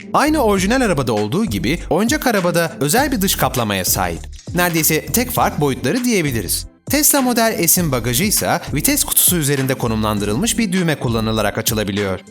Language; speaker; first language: Turkish; native; Turkish